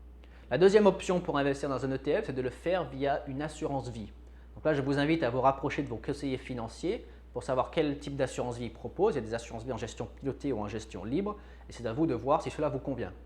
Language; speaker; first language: French; native; French